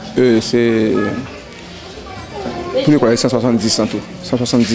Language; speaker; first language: French; non-native, learner; Haitian Creole